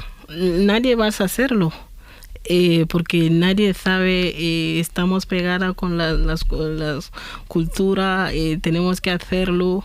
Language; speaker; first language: Spanish; non-native, fluent; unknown